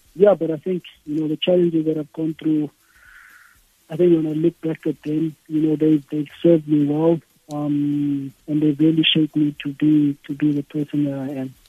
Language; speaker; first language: English; non-native, local second language; Xhosa